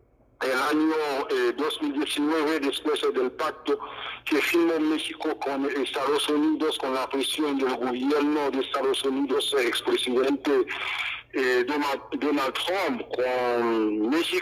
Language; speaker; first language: Spanish; non-native, fluent; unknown